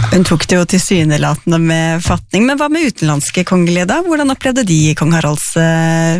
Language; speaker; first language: Norwegian; native; Norwegian